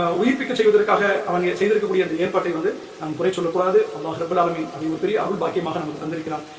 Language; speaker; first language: Tamil; native; Tamil